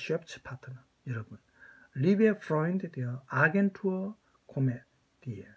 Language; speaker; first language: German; non-native, fluent; Korean